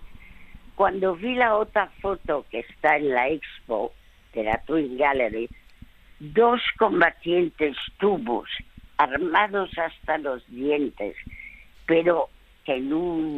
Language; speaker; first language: Spanish; early bilingual, other home language; French